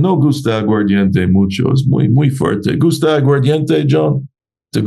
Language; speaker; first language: Spanish; non-native, learner; English